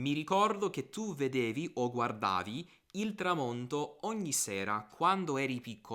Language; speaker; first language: Italian; non-native, fluent; English